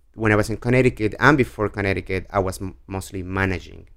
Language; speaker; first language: English; non-native, learner; Spanish